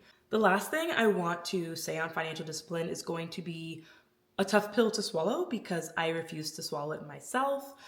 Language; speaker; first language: English; native; English